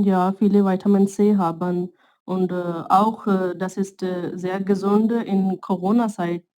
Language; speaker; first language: German; non-native, learner; Urdu